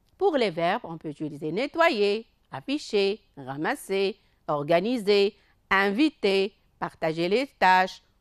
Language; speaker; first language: French; non-native, local second language; Arabic